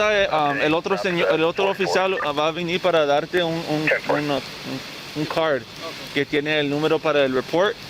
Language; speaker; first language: Spanish; early bilingual, heritage; English